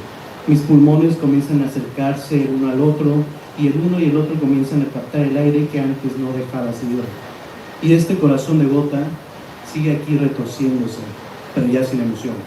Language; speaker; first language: Spanish; native; Spanish